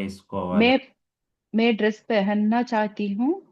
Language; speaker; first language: Hindi; non-native, learner; Telugu